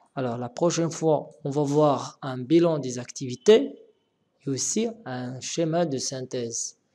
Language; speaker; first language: French; non-native, local second language; Arabic